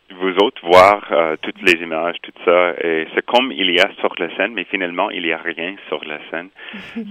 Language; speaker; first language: French; non-native, local second language; English